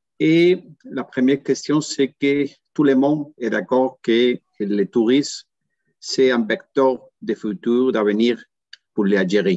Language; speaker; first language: French; non-native, learner; Spanish